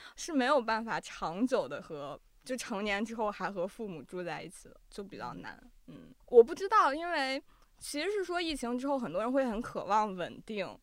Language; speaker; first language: Chinese; native; Chinese